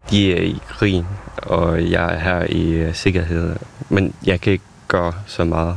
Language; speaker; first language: Danish; non-native, fluent; Ukrainian